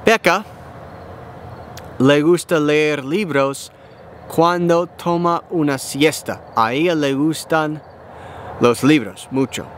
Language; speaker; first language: Spanish; non-native, learner; English